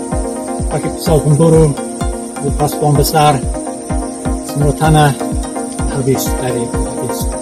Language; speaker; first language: Indonesian; non-native, learner; English